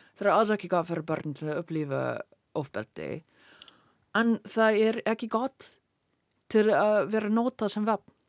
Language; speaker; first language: Icelandic; non-native, learner; English